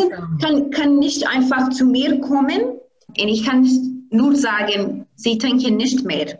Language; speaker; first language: German; non-native, fluent; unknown